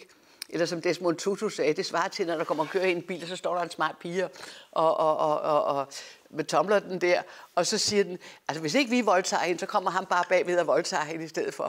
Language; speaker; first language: Danish; native; Danish